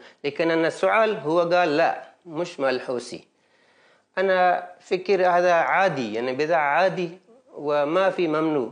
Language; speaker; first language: Arabic; non-native, learner; Baluchi